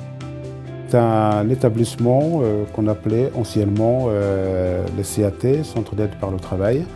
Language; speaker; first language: French; native; French